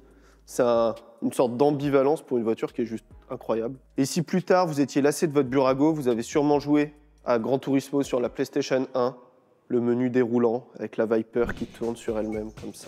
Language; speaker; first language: French; native; French